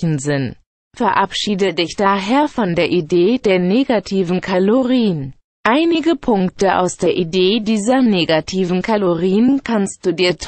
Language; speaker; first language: German; native; German